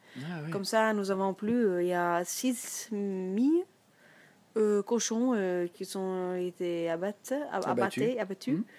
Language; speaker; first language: French; non-native, learner; German